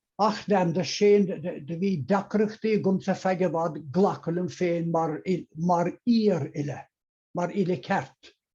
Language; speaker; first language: Irish; native; Irish